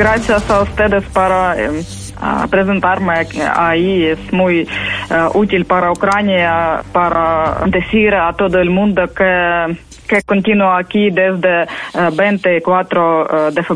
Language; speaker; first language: Spanish; non-native, fluent; Ukrainian